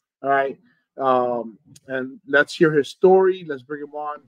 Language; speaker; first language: English; early bilingual, other home language; Spanish